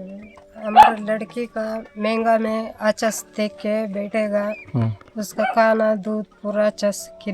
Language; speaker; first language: Hindi; non-native, local second language; Tibetan